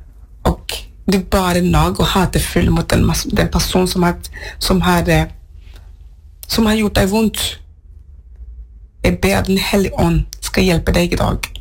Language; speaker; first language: Norwegian; non-native, fluent; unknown